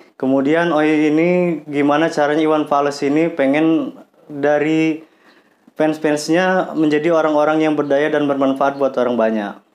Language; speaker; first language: Indonesian; native; Indonesian